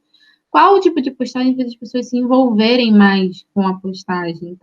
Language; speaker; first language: Portuguese; native; Portuguese